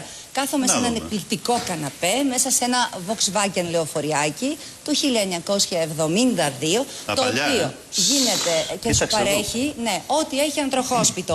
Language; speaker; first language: Greek; native; Greek